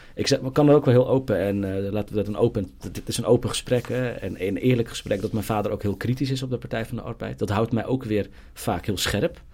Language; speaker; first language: Dutch; native; Dutch